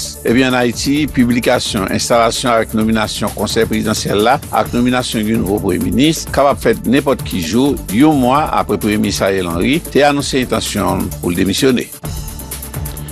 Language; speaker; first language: French; early bilingual, heritage; Haitian Creole